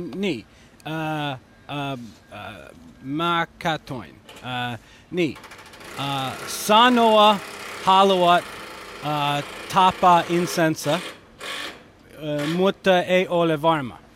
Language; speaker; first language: Finnish; non-native, learner; English